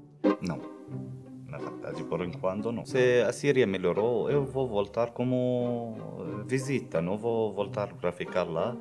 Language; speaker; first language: Portuguese; non-native, fluent; Arabic